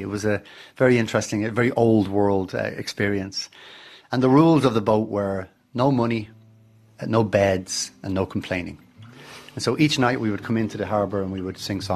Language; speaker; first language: English; native; English